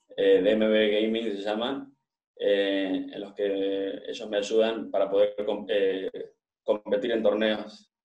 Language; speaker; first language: Spanish; native; Spanish